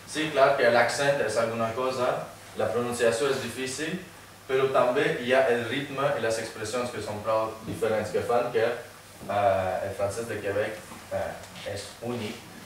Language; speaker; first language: Catalan; non-native, fluent; French